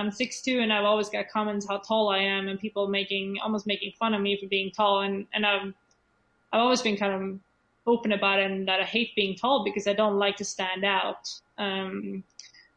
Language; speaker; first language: English; non-native, fluent; Swedish